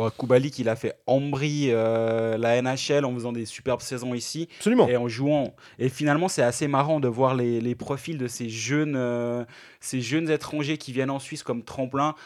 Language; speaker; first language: French; native; French